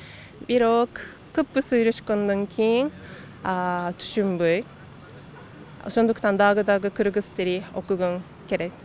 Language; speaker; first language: Kyrgyz; non-native, learner; Japanese